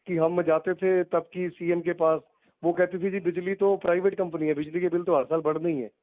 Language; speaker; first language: Hindi; non-native, local second language; Punjabi